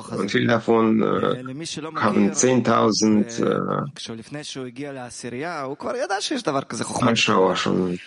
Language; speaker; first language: German; non-native, learner; Hebrew